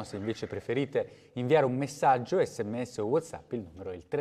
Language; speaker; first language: Italian; native; Italian